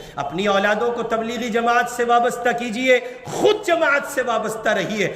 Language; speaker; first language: Urdu; native; Urdu